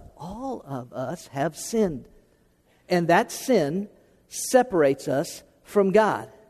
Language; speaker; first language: English; native; English